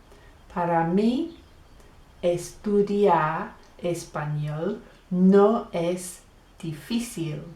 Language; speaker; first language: Spanish; non-native, fluent; English